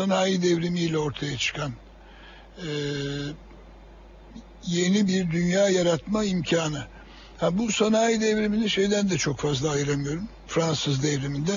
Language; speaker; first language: Turkish; native; Turkish